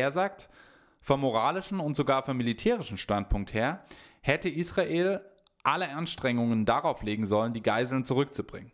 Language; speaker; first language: German; native; German